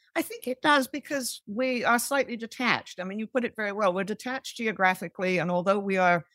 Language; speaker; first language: English; native; English